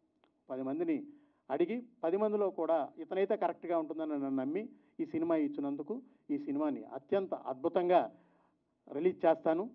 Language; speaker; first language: Telugu; native; Telugu